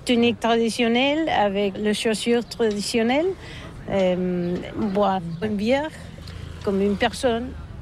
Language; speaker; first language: French; non-native, learner; Spanish